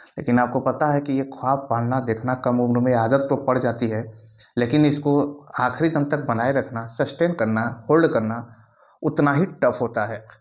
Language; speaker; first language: Hindi; native; Hindi